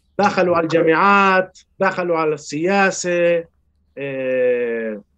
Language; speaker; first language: Arabic; early bilingual, heritage; Spanish